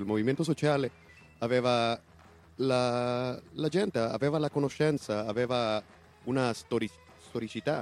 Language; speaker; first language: Italian; non-native, learner; Spanish